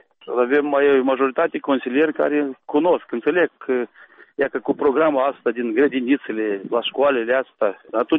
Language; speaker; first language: Romanian; non-native, local second language; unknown